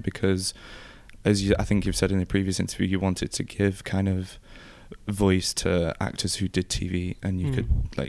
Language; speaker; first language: English; native; English